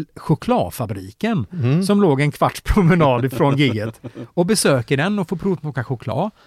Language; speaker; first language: Swedish; native; Swedish